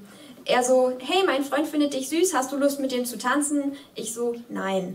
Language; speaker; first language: German; native; German